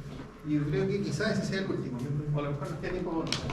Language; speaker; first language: Spanish; native; Spanish